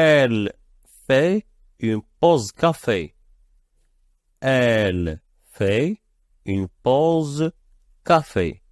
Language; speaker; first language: French; non-native, fluent; Arabic